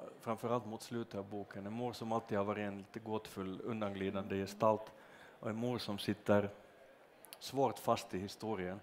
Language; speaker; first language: Swedish; native; Swedish